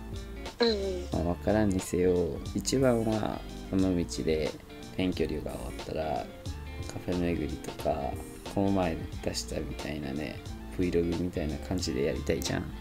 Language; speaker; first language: Japanese; native; Japanese